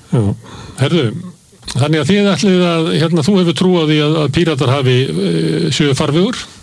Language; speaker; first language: Icelandic; native; Icelandic